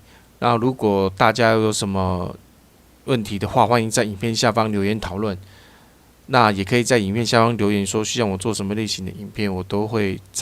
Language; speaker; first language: Chinese; native; Chinese